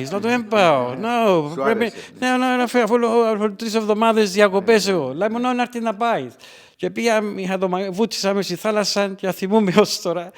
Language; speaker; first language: Greek; early bilingual, heritage; Greek